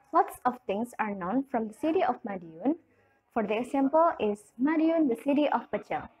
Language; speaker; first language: English; non-native, learner; Indonesian